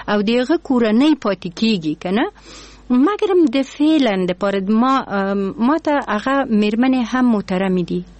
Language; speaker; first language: Pashto; non-native, local second language; Persian